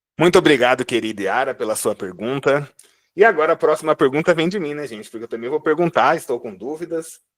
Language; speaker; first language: Portuguese; native; Portuguese